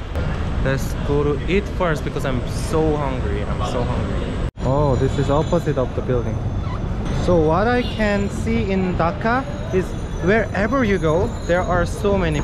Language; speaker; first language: English; non-native, fluent; Korean